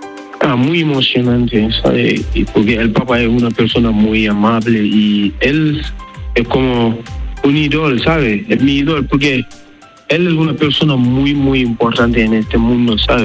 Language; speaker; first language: Spanish; non-native, learner; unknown